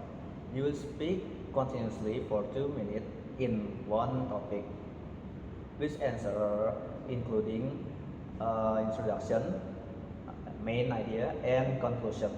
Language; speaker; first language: English; non-native, learner; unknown